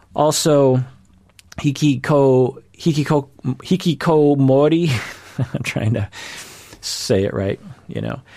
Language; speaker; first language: English; early bilingual, other home language; Japanese